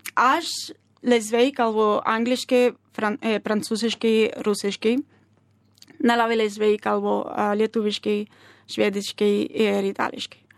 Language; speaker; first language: Lithuanian; non-native, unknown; Spanish